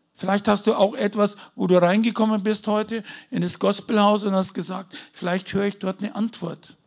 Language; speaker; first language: German; native; German